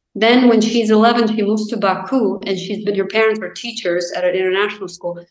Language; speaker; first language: English; non-native, fluent; Azerbaijani